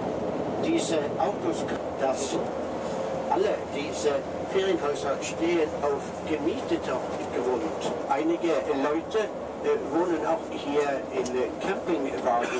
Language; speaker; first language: German; non-native, fluent; Norwegian